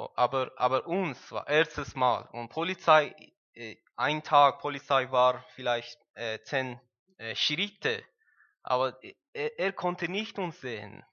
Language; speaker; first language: German; non-native, learner; Persian